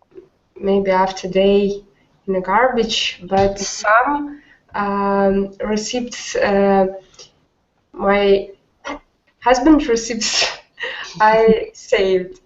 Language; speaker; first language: English; non-native, learner; Russian